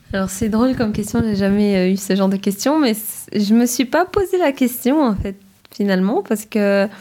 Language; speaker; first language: French; early bilingual, other home language; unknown